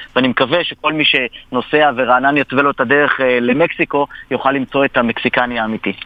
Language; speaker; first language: Hebrew; native; Hebrew